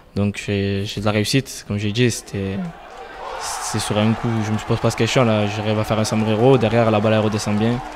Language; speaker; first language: French; native; French